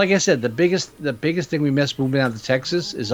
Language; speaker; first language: English; native; English